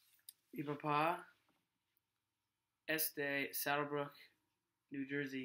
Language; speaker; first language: Spanish; non-native, learner; English